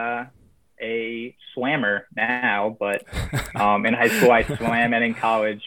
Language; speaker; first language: English; native; English